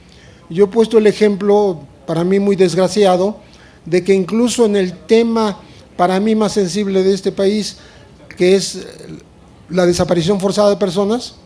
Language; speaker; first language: Spanish; native; Spanish